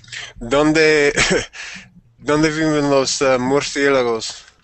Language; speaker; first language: Spanish; non-native, learner; English